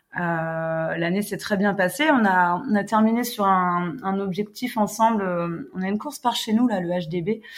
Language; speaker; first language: French; non-native, fluent; English